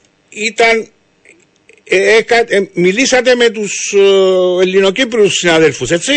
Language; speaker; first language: Greek; native; Greek